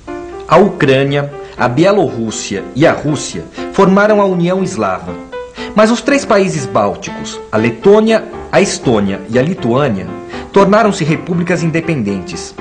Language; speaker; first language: Portuguese; native; Portuguese